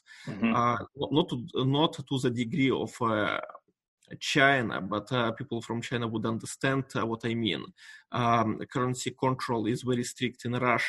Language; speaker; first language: English; non-native, fluent; Russian